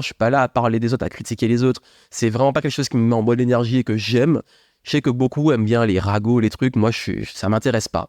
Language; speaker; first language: French; native; French